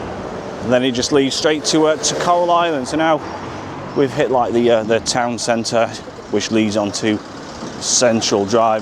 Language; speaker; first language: English; native; English